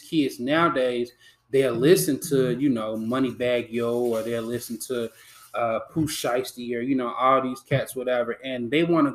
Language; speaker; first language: English; native; English